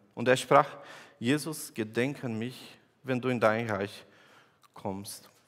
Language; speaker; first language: German; non-native, fluent; Portuguese